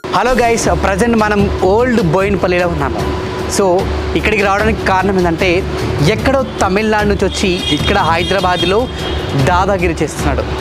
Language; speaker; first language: Telugu; native; Telugu